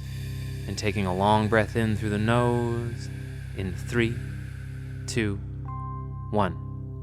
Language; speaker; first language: English; native; English